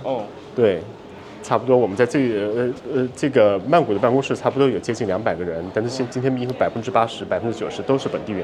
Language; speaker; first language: Chinese; native; Chinese